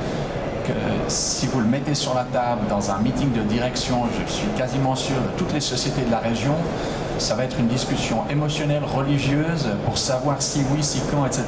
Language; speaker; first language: French; native; French